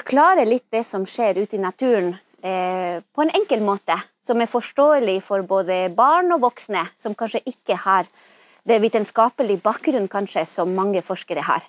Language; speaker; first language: Norwegian; non-native, fluent; Spanish